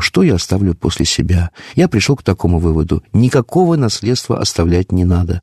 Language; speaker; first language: Russian; native; Russian